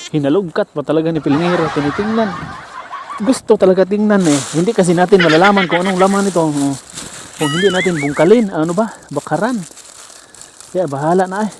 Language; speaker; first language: Filipino; non-native, local second language; Cebuano